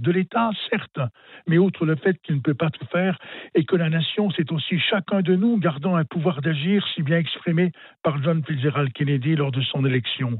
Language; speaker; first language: French; native; French